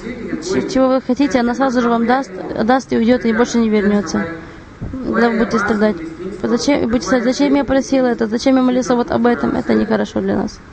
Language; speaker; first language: Russian; non-native, fluent; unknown